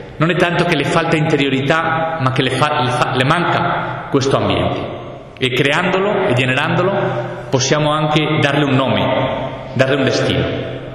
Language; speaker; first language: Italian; non-native, fluent; Spanish